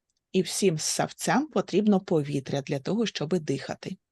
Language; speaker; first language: Ukrainian; native; Ukrainian